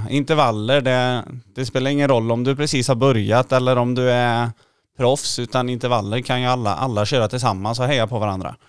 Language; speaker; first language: Swedish; native; Swedish